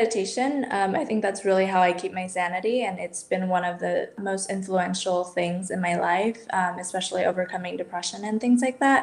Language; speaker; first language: English; native; English